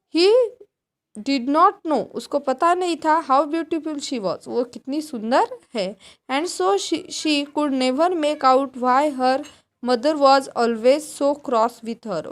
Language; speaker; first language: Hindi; non-native, local second language; Marathi